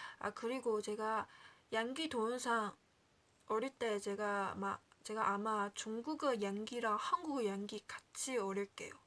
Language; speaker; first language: Korean; non-native, learner; Chinese